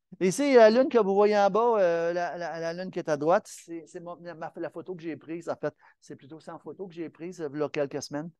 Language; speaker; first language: French; native; French